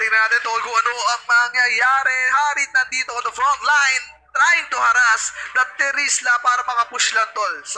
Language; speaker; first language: Filipino; native; Filipino